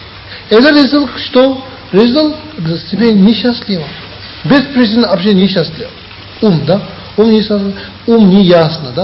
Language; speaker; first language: Russian; non-native, learner; Tibetan